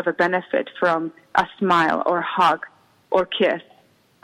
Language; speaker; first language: English; non-native, fluent; Czech